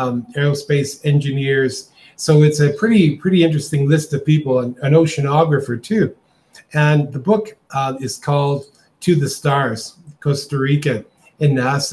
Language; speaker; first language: English; native; English